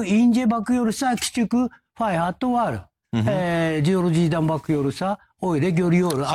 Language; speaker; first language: Turkish; non-native, fluent; Japanese